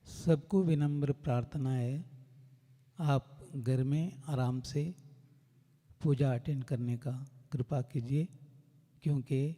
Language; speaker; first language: Hindi; non-native, local second language; Kannada